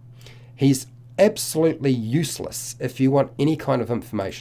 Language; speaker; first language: English; native; English